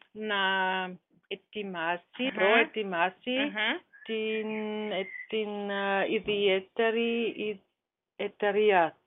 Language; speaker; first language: Greek; non-native, learner; German